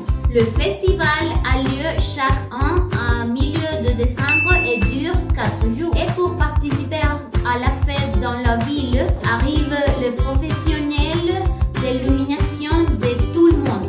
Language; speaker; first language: French; non-native, learner; Spanish